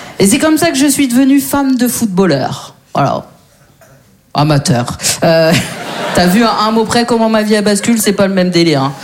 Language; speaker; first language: French; native; French